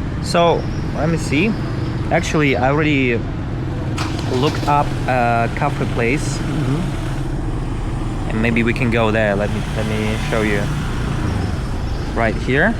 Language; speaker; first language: English; non-native, fluent; Russian